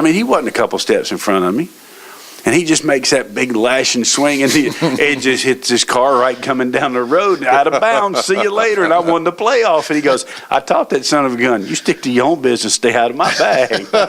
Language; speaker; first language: English; native; English